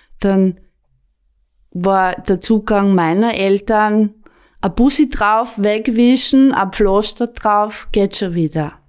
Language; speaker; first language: German; native; German